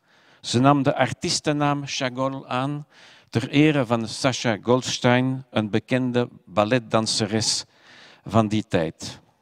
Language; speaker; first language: Dutch; non-native, local second language; French